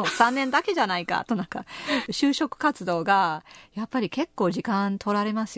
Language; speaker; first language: Japanese; non-native, fluent; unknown